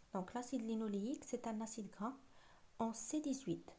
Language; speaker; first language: French; non-native, local second language; Arabic